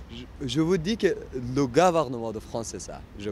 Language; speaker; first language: French; non-native, learner; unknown